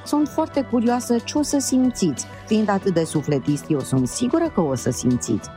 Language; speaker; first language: Romanian; native; Romanian